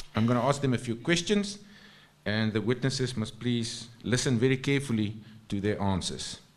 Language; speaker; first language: English; non-native, local second language; Afrikaans